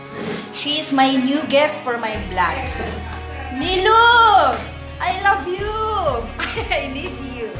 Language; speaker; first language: English; non-native, local second language; Filipino